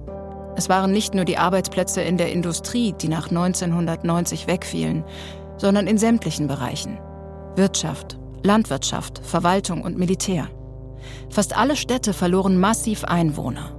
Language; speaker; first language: German; native; German